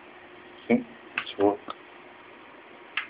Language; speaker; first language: English; non-native, learner; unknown